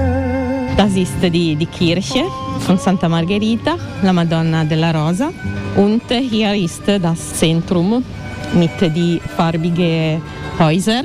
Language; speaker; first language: German; non-native, learner; Italian